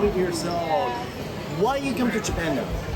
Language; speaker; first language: English; non-native, learner; Japanese